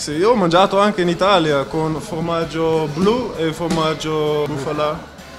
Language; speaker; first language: Italian; non-native, learner; Dutch